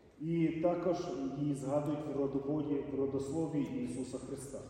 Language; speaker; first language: Polish; non-native, learner; Ukrainian